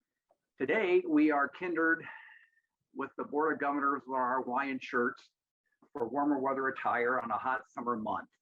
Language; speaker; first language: English; native; English